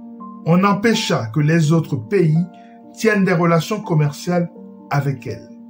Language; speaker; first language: French; non-native, local second language; Haitian Creole